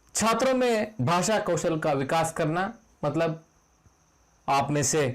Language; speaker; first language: Hindi; non-native, local second language; Kannada